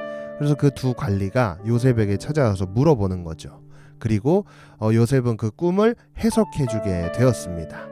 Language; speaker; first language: Korean; native; Korean